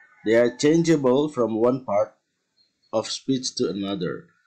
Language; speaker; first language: English; non-native, fluent; Indonesian